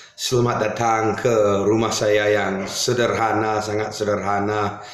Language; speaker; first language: Indonesian; non-native, fluent; English